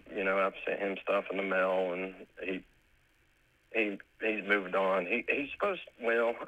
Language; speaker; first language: English; native; English